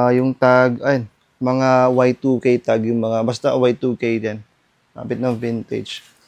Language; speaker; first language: Filipino; non-native, local second language; Iloko